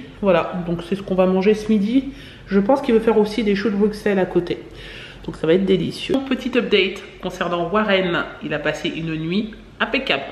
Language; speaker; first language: French; native; French